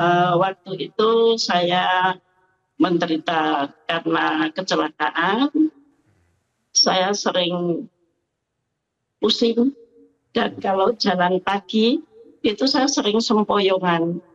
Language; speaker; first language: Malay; non-native, local second language; Javanese